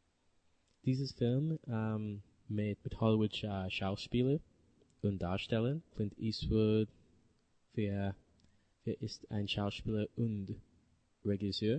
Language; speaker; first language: German; non-native, learner; English